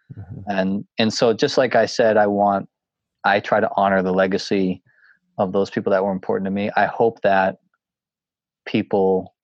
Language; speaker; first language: English; native; English